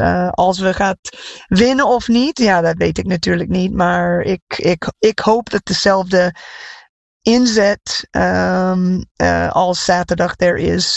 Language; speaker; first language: Dutch; non-native, fluent; English